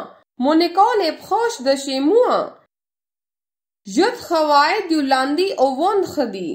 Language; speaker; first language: French; non-native, fluent; Hindi